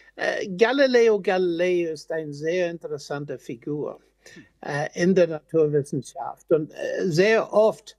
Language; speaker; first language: German; non-native, fluent; English